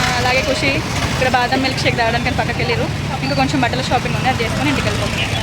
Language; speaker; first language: Telugu; native; Telugu